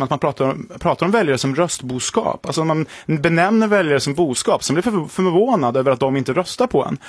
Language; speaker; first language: Swedish; native; Swedish